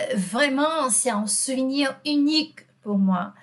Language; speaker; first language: French; non-native, fluent; Portuguese